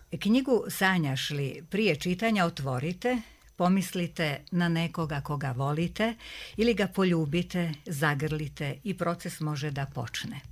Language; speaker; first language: Serbian; native; Serbian